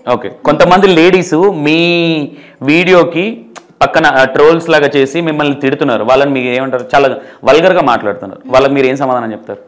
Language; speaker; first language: Telugu; native; Telugu